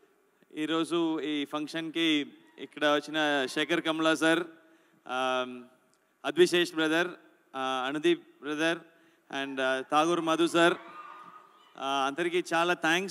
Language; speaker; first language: Telugu; non-native, learner; Tamil